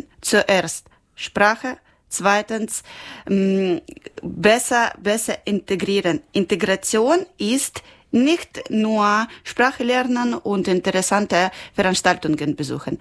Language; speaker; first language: German; non-native, learner; Ukrainian